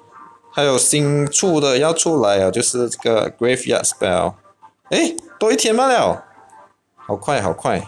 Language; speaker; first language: Chinese; native; Chinese